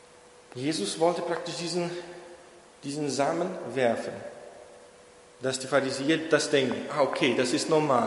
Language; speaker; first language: German; non-native, fluent; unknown